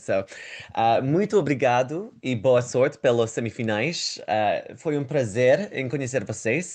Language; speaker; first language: Portuguese; non-native, learner; English